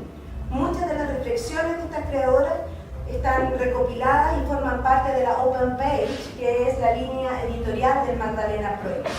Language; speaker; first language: Spanish; native; Spanish